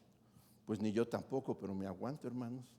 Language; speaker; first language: Spanish; native; Spanish